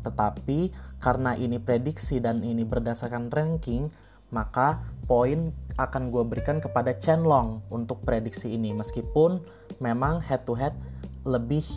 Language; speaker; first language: Indonesian; native; Indonesian